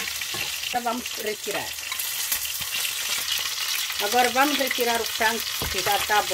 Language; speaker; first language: Portuguese; non-native, local second language; Upper Guinea Crioulo